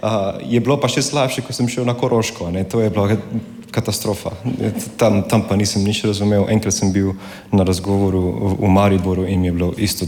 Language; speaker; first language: Slovenian; non-native, fluent; Spanish